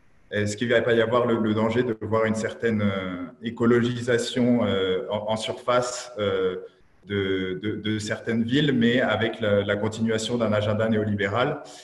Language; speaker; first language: French; native; French